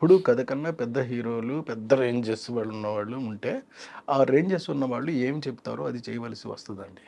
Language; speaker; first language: Telugu; native; Telugu